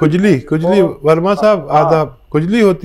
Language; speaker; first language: Hindi; native; Hindi